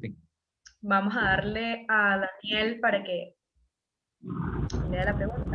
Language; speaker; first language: Spanish; native; Spanish